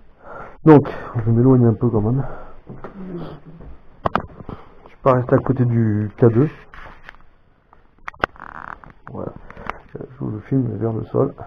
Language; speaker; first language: French; native; French